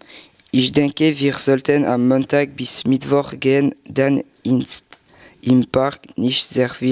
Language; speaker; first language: German; non-native, learner; French